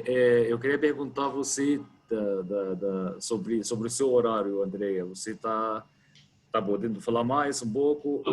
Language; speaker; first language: Portuguese; non-native, fluent; Arabic